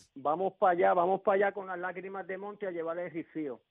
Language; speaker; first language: Spanish; native; Spanish